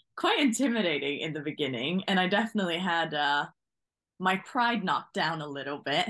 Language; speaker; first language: English; non-native, fluent; Norwegian